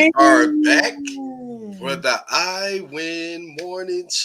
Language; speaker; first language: English; native; English